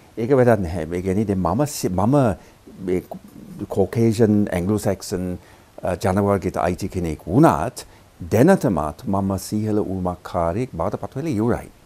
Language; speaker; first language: Sinhala; non-native, fluent; English